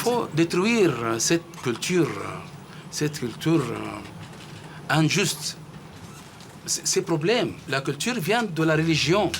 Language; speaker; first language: French; non-native, fluent; Arabic